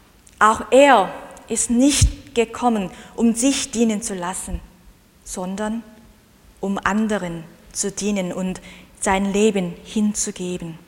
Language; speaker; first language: German; non-native, fluent; Korean